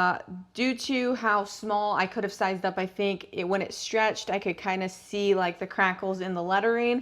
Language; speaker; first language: English; native; English